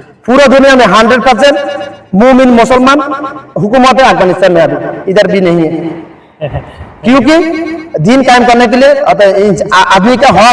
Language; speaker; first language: Hindi; non-native, fluent; Bangla